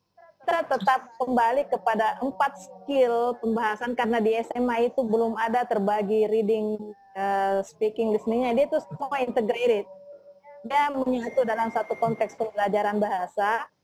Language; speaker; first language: Indonesian; native; Indonesian